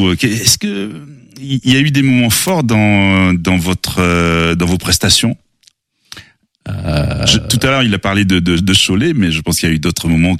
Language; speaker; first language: French; native; French